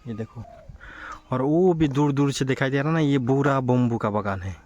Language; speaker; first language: Hindi; non-native, local second language; Assamese